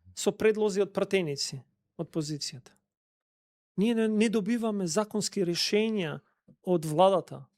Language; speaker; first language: Macedonian; non-native, local second language; Albanian